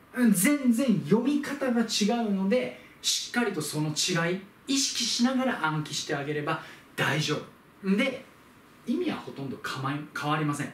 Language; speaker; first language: Japanese; native; Japanese